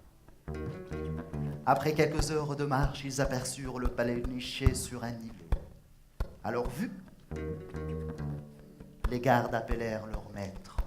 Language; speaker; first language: French; non-native, local second language; Arabic